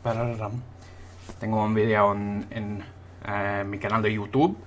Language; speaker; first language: Spanish; non-native, fluent; English